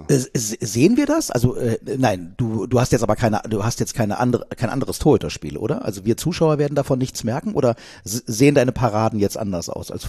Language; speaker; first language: German; native; German